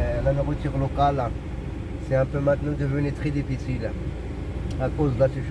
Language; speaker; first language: French; non-native, local second language; Arabic